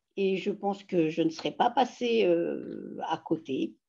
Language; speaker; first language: French; native; French